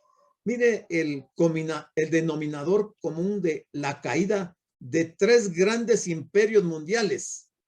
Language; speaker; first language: Spanish; native; Spanish